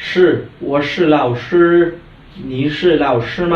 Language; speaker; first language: Chinese; non-native, fluent; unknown